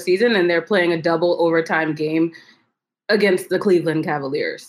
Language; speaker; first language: English; native; English